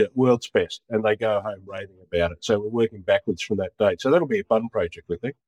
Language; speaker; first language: English; native; English